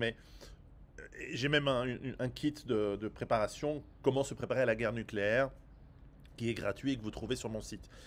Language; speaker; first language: French; non-native, fluent; Italian